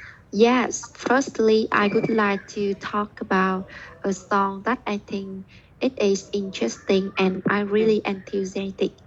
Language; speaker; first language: English; non-native, learner; Vietnamese